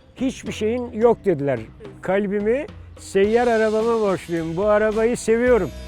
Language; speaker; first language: Turkish; native; Turkish